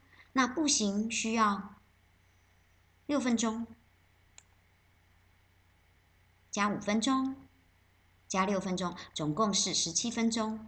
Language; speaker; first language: Chinese; native; Chinese